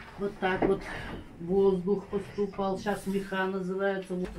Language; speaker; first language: Russian; native; Russian